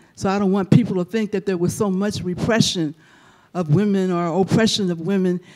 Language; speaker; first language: English; native; English